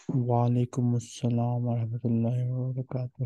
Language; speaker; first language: Urdu; native; Urdu